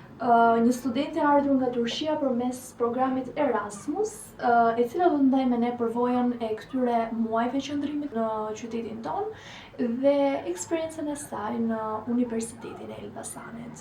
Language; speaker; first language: Albanian; native; Albanian